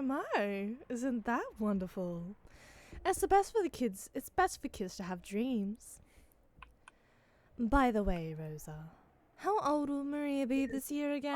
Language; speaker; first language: English; native; English